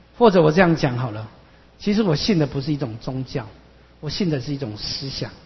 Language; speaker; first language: Chinese; native; Chinese